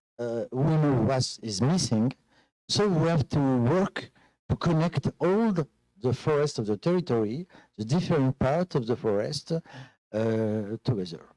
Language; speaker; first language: English; non-native, fluent; French